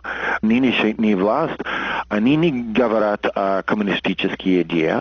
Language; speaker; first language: Russian; non-native, fluent; English